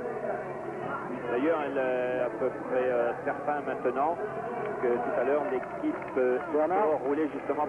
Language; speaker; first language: French; native; French